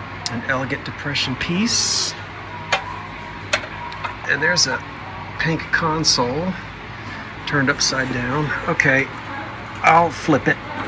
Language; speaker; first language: English; native; English